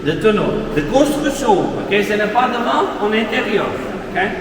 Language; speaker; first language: French; non-native, learner; Portuguese